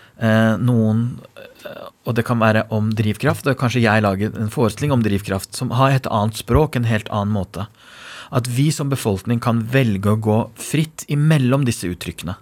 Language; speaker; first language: Norwegian; non-native, fluent; Persian